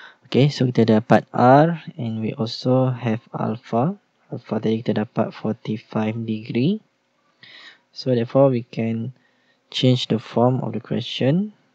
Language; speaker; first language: English; non-native, local second language; Malay